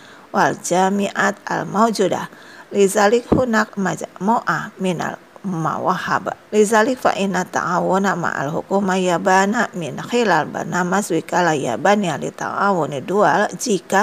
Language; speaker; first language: Arabic; non-native, fluent; Indonesian